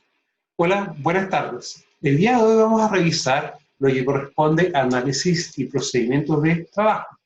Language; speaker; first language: Spanish; native; Spanish